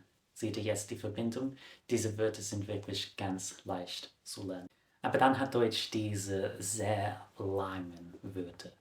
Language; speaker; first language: German; non-native, fluent; English